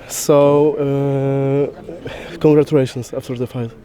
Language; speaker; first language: English; non-native, fluent; Polish